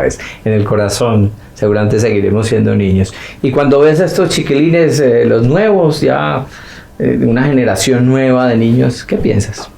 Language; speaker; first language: Spanish; native; Spanish